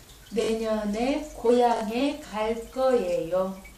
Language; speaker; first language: Korean; non-native, learner; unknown